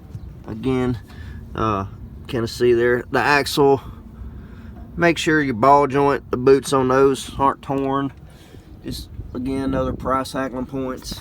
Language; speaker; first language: English; native; English